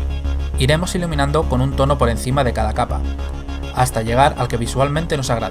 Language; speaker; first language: Spanish; native; Spanish